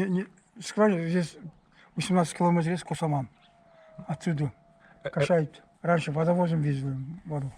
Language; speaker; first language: Russian; non-native, local second language; Kazakh